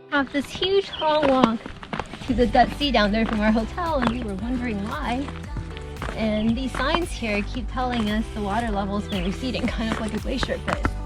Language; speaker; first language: English; native; English